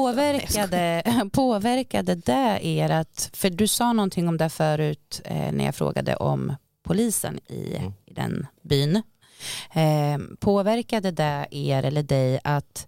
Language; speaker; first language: Swedish; native; Swedish